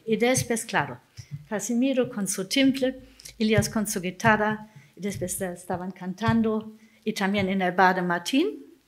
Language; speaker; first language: Spanish; non-native, learner; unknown